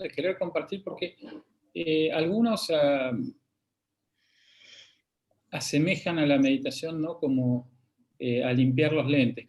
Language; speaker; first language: Spanish; native; Spanish